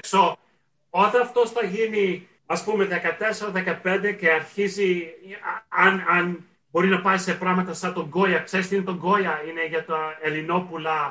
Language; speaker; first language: Greek; early bilingual, heritage; Greek